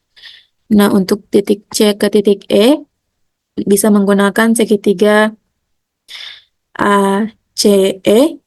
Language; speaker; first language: Indonesian; native; Indonesian